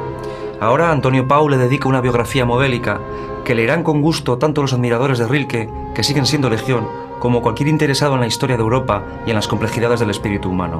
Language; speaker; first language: Spanish; native; Spanish